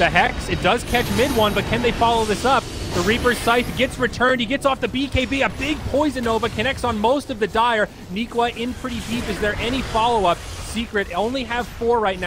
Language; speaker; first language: English; native; English